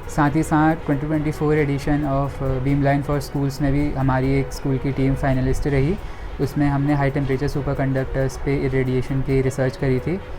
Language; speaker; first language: Hindi; native; Hindi